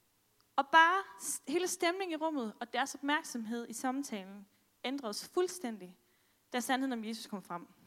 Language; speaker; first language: Danish; native; Danish